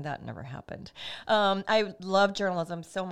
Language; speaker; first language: English; native; English